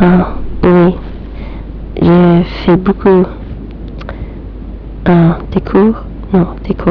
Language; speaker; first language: French; non-native, learner; English